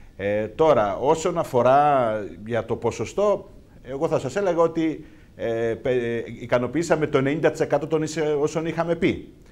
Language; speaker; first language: Greek; native; Greek